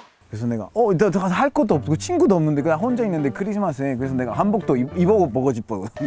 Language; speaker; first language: Korean; non-native, fluent; Spanish